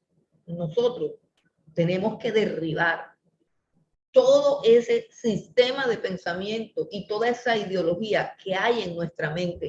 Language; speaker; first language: Spanish; native; Spanish